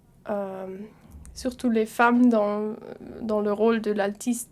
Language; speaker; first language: French; non-native, fluent; German